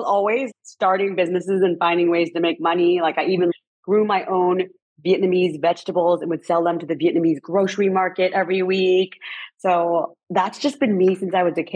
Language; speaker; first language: English; native; English